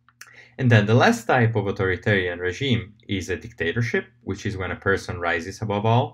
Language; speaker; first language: English; non-native, fluent; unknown